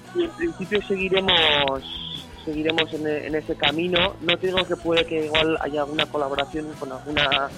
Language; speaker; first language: Spanish; non-native, local second language; Basque